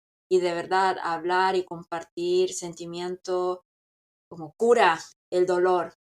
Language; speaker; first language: Spanish; non-native, local second language; Korean